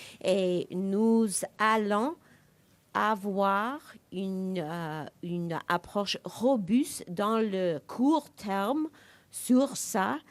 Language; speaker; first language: French; non-native, fluent; English